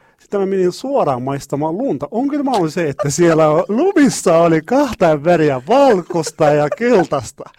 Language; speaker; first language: Finnish; non-native, learner; Arabic